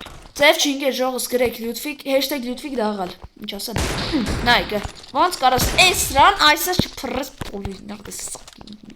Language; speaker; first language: Armenian; native; Armenian